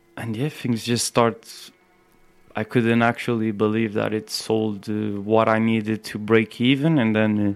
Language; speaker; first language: English; non-native, fluent; Portuguese